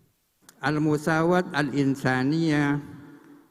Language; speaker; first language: Arabic; non-native, fluent; Indonesian